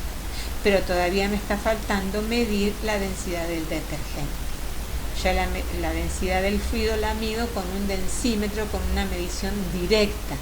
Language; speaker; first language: Spanish; native; Spanish